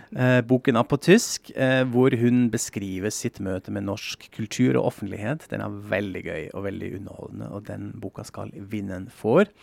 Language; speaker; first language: Norwegian; non-native, fluent; German